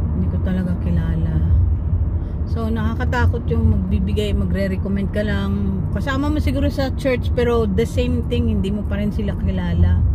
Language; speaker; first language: Filipino; non-native, local second language; Cebuano